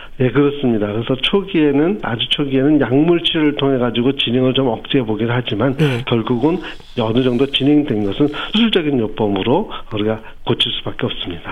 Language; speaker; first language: Korean; native; Korean